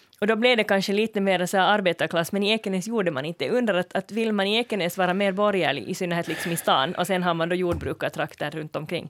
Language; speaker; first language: Swedish; native; Swedish